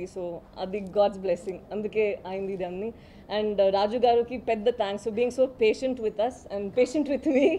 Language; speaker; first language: Telugu; non-native, fluent; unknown